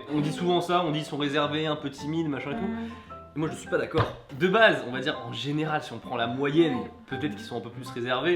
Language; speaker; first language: French; native; French